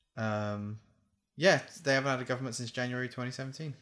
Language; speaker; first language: English; native; English